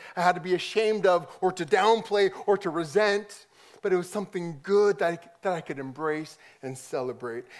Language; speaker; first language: English; native; English